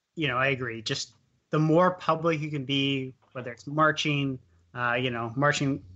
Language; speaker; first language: English; native; English